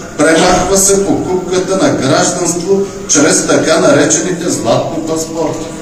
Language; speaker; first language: Bulgarian; non-native, local second language; Turkish